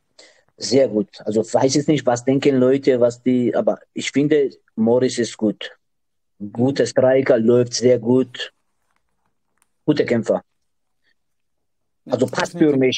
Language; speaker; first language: German; non-native, learner; Georgian